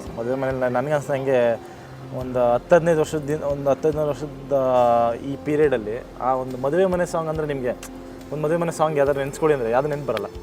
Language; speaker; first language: Kannada; native; Kannada